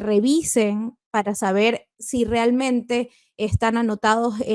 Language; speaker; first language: Spanish; native; Spanish